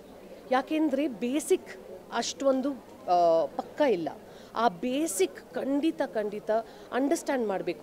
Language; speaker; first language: Kannada; non-native, fluent; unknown